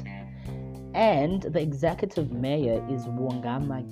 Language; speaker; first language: English; non-native, local second language; Xhosa